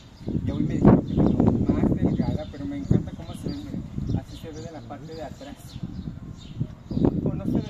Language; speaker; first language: Spanish; native; Spanish